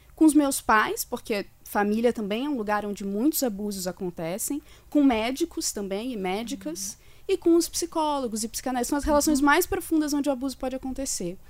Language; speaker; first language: Portuguese; native; Portuguese